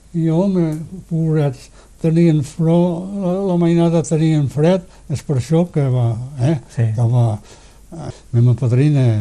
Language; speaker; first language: Catalan; native; Catalan